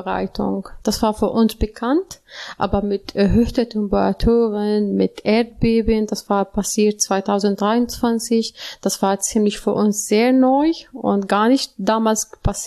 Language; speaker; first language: German; non-native, learner; Arabic